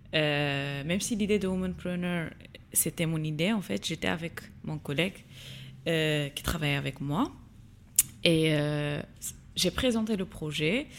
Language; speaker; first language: French; non-native, local second language; Tachelhit